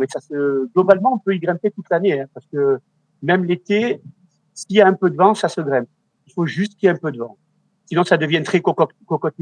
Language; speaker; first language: French; native; French